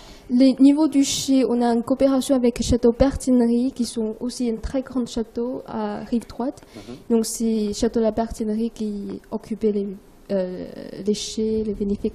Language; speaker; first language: French; non-native, learner; Chinese